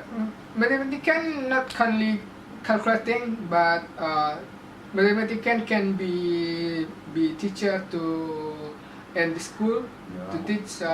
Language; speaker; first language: English; non-native, learner; Indonesian